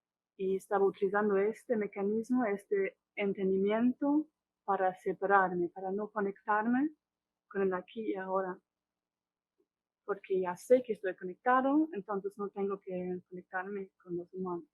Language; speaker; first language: Spanish; non-native, fluent; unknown